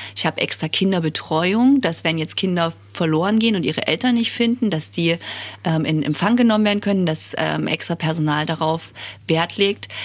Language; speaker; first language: German; native; German